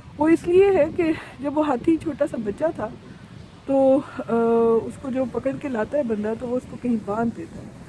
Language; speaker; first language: Urdu; non-native, local second language; Punjabi